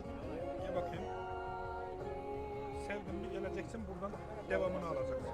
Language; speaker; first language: Turkish; native; Turkish